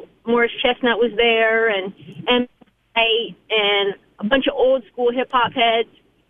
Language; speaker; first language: English; native; English